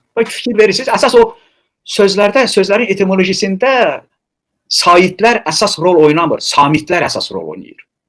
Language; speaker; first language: Azerbaijani; non-native, local second language; Talysh